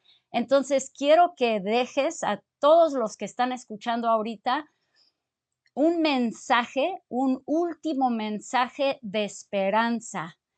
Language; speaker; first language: Spanish; early bilingual, other home language; English